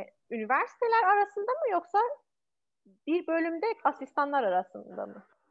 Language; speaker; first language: Turkish; non-native, fluent; Persian